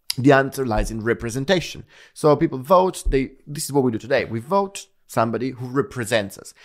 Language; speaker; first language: English; non-native, fluent; Italian